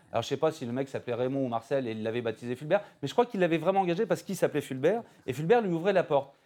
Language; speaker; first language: French; native; French